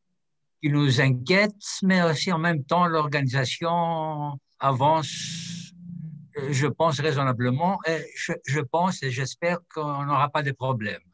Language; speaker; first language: French; non-native, fluent; Greek